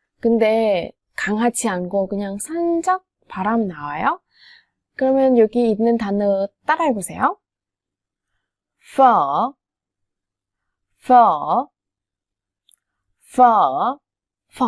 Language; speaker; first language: Korean; non-native, fluent; Vietnamese